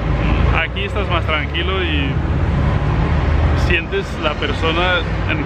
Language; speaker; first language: Spanish; non-native, fluent; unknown